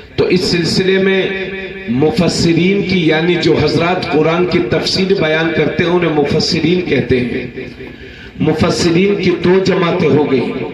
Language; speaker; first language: Urdu; native; Urdu